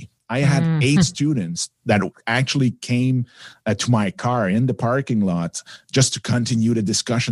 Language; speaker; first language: English; non-native, fluent; French